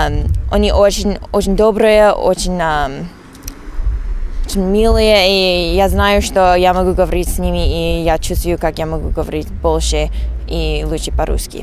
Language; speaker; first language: Russian; non-native, learner; English